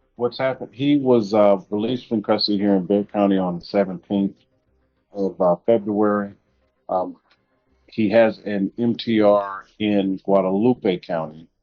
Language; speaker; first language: English; native; English